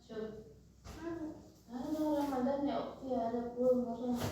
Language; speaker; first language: Arabic; non-native, learner; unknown